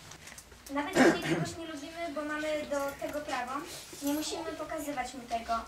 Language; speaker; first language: Polish; native; Polish